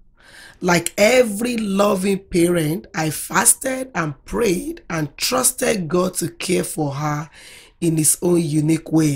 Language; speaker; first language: English; non-native, local second language; Yoruba